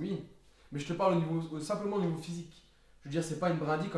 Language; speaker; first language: French; native; French